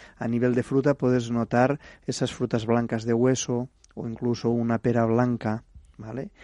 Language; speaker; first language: Spanish; native; Spanish